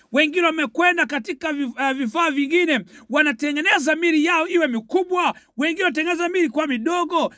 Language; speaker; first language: Swahili; native; Swahili